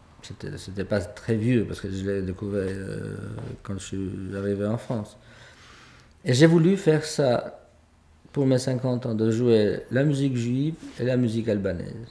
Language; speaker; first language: French; non-native, fluent; Albanian